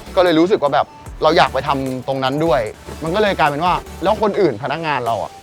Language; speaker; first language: Thai; native; Thai